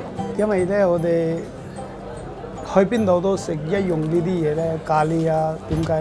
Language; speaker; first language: Cantonese; non-native, fluent; Urdu